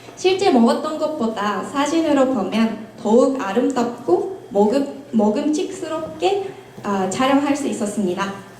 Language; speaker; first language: Korean; non-native, fluent; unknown